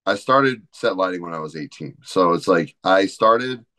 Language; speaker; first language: English; native; English